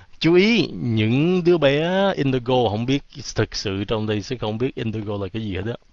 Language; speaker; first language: Vietnamese; early bilingual, heritage; Vietnamese